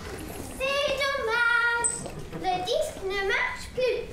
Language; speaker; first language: French; non-native, learner; English